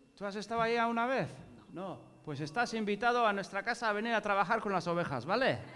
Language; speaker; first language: Spanish; non-native, fluent; English